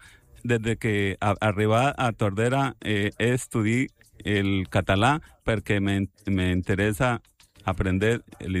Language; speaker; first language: Catalan; non-native, learner; Spanish